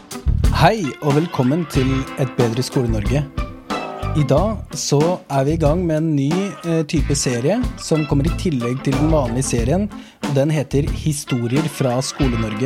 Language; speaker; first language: Norwegian; native; Norwegian